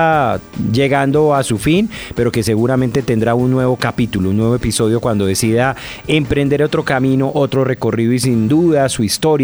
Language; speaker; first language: Spanish; native; Spanish